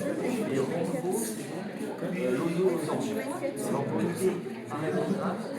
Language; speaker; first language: French; native; French